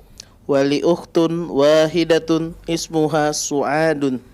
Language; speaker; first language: Arabic; non-native, learner; Indonesian